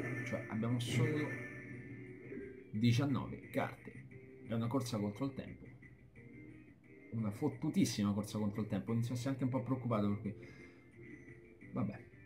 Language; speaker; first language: Italian; native; Italian